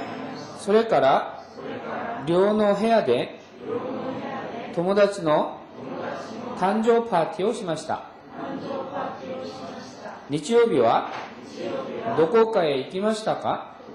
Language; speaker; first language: Japanese; non-native, fluent; Korean